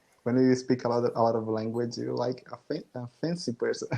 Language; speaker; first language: English; non-native, fluent; Portuguese